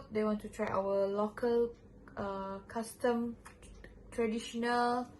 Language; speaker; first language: English; non-native, local second language; Malay